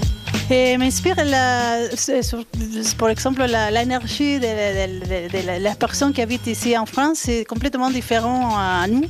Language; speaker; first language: French; non-native, learner; Spanish